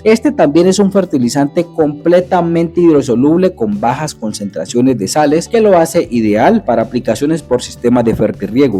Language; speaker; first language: Spanish; native; Spanish